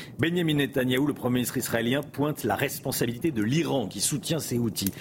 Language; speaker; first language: French; native; French